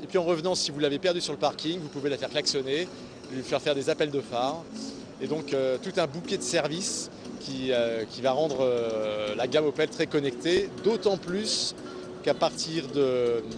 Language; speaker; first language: French; native; French